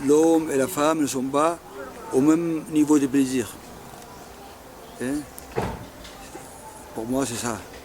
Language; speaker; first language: French; non-native, local second language; Afar